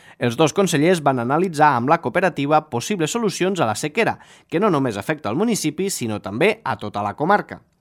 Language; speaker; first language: Catalan; native; Catalan